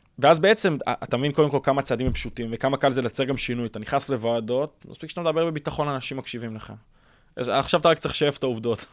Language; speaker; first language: Hebrew; early bilingual, other home language; English